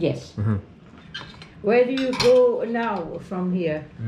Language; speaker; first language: English; non-native, learner; Dutch